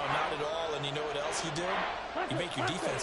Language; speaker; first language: English; native; English